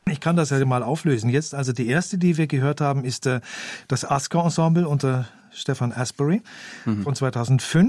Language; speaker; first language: German; native; German